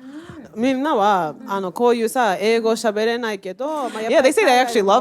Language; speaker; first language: Japanese; native; Japanese